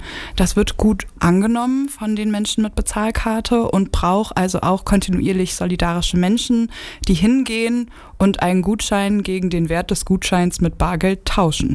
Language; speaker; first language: German; native; German